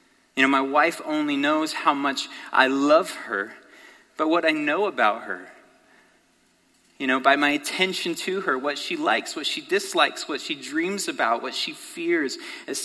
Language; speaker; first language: English; native; English